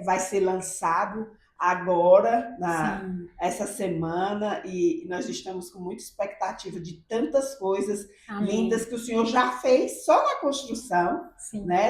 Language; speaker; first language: Portuguese; native; Portuguese